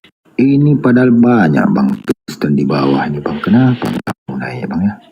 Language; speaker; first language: Indonesian; native; Indonesian